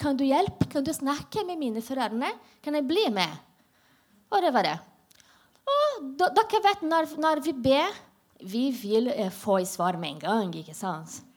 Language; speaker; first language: Norwegian; non-native, learner; Portuguese